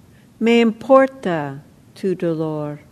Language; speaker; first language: Spanish; non-native, fluent; English